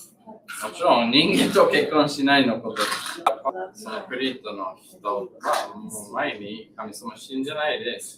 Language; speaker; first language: Japanese; non-native, learner; English